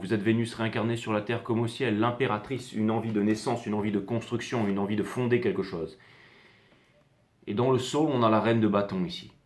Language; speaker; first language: French; native; French